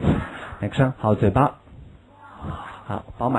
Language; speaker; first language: Chinese; native; Chinese